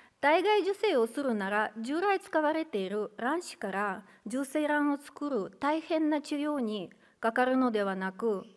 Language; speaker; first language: Japanese; non-native, fluent; Russian